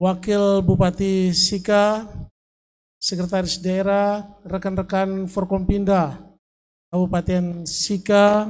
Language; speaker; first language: Indonesian; native; Indonesian